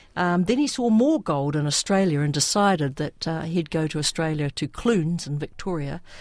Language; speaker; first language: English; early bilingual, other home language; Sinhala